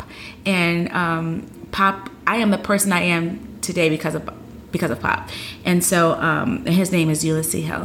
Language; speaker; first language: English; native; English